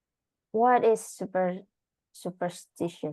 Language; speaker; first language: English; non-native, learner; Indonesian